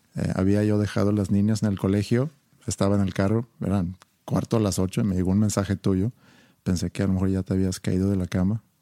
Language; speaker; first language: Spanish; non-native, fluent; Swedish